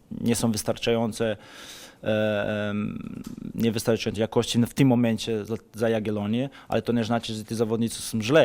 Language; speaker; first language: Polish; non-native, fluent; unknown